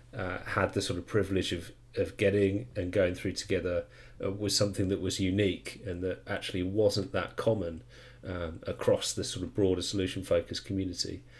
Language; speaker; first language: English; native; English